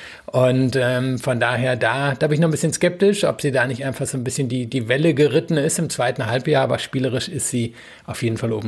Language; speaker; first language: German; native; German